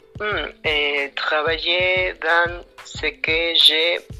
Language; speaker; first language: French; non-native, learner; Spanish